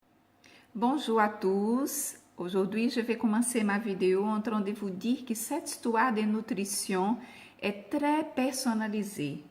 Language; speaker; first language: French; non-native, fluent; Portuguese